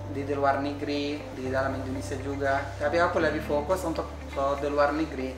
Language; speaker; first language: Indonesian; non-native, fluent; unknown